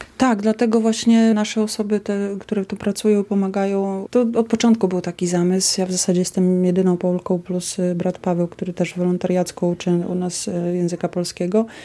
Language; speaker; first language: Polish; native; Polish